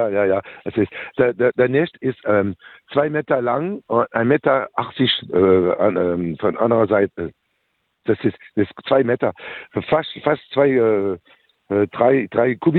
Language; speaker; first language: German; non-native, learner; French